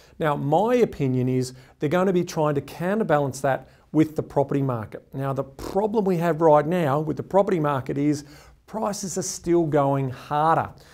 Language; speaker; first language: English; native; English